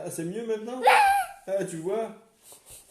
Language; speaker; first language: French; native; French